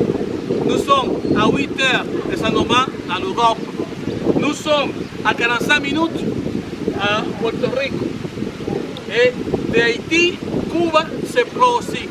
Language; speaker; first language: French; non-native, fluent; Spanish